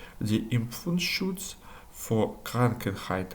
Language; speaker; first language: German; non-native, learner; Ukrainian